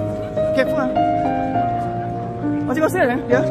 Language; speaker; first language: English; non-native, learner; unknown